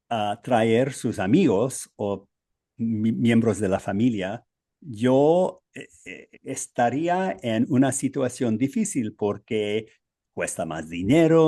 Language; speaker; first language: Spanish; non-native, fluent; English